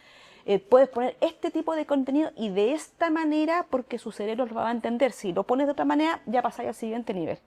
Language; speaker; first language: Spanish; native; Spanish